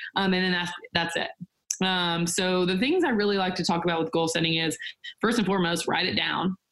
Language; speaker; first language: English; native; English